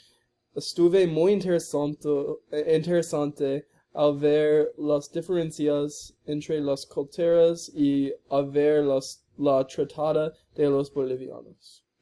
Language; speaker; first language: Spanish; non-native, learner; English